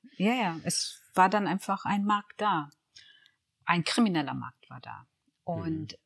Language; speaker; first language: German; early bilingual, other home language; Tigrinya